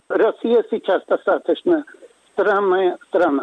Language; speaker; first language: Russian; non-native, fluent; Swedish